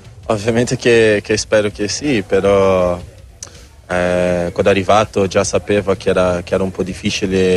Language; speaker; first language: Italian; non-native, learner; Portuguese